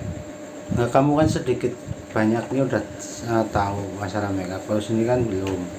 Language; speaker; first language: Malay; non-native, local second language; Javanese